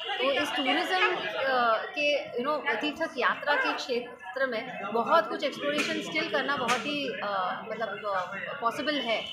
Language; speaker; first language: Hindi; non-native, local second language; Marathi